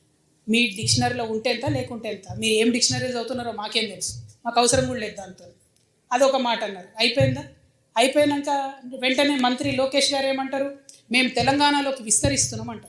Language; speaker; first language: Telugu; native; Telugu